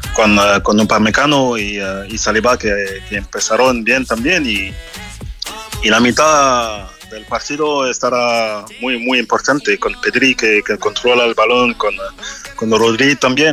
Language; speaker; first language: Spanish; non-native, fluent; French